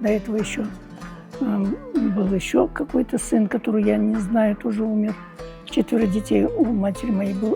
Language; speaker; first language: Russian; non-native, local second language; Uyghur